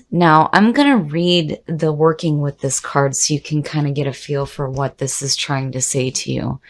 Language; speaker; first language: English; native; English